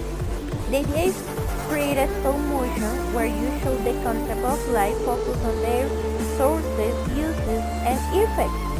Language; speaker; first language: English; non-native, fluent; Spanish